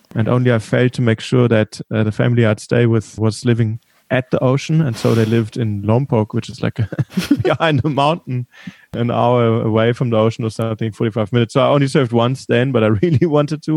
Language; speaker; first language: English; non-native, fluent; German